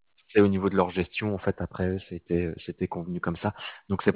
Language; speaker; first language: French; native; French